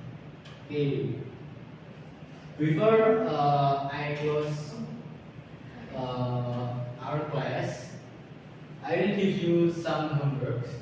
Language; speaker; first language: English; non-native, learner; Indonesian